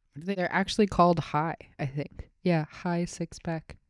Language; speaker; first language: English; early bilingual, other home language; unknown